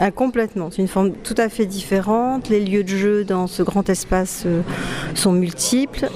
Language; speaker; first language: French; native; French